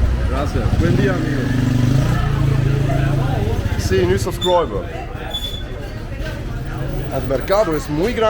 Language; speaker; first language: Spanish; non-native, learner; English